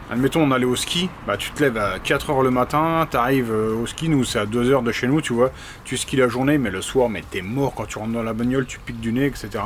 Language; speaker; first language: French; native; French